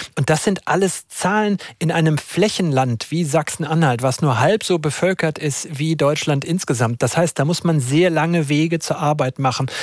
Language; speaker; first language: German; native; German